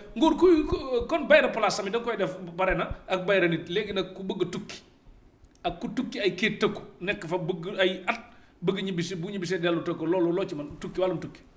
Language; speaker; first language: Wolof; native; Wolof